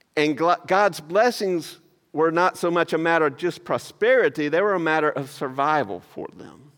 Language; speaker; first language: English; native; English